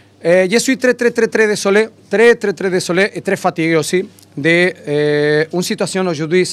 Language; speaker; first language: French; non-native, learner; Spanish